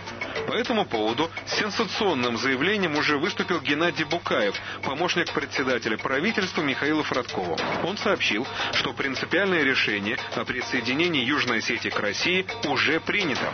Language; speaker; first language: Russian; native; Russian